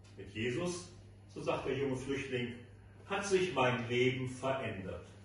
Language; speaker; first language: German; native; German